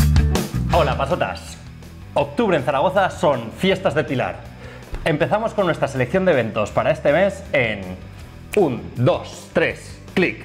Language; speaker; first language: Spanish; native; Spanish